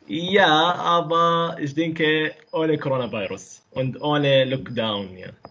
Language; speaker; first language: German; non-native, learner; Arabic